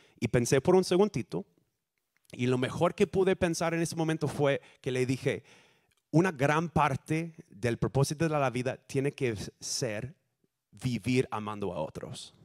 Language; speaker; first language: Spanish; non-native, fluent; English